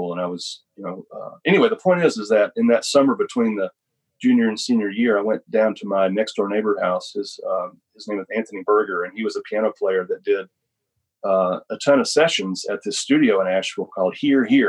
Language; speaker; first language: English; native; English